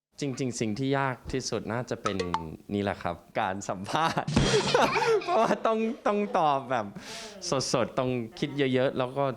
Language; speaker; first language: Thai; early bilingual, heritage; English